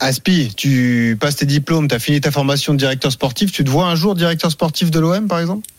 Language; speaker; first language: French; native; French